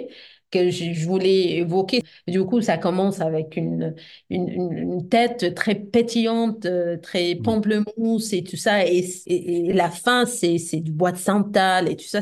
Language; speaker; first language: French; non-native, fluent; Arabic